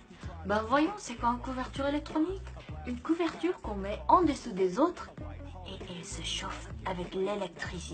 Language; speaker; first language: French; non-native, fluent; Korean